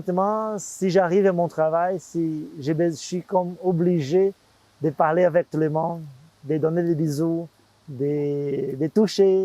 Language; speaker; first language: French; non-native, fluent; Portuguese